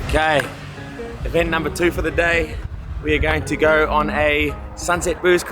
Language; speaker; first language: English; native; English